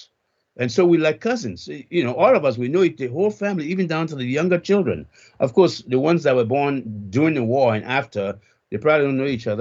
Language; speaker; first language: English; native; English